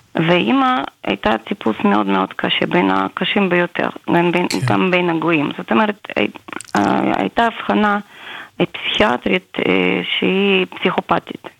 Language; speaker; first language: Hebrew; non-native, fluent; Russian